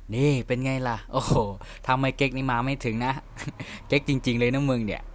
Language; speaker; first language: Thai; native; Thai